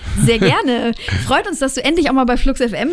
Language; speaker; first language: German; native; German